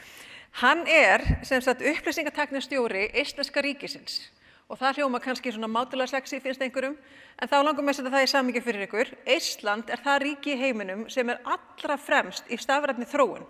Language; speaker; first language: Icelandic; native; Icelandic